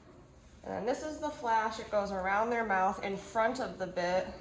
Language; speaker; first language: English; native; English